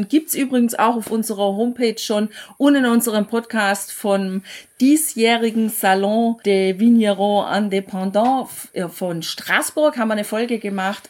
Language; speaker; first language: German; native; German